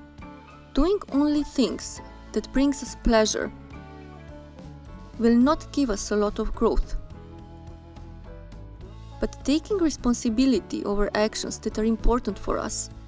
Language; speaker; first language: English; non-native, fluent; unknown